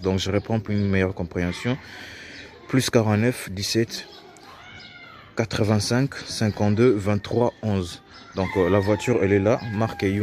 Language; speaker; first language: French; non-native, local second language; Lingala